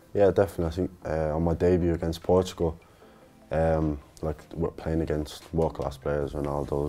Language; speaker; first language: English; native; English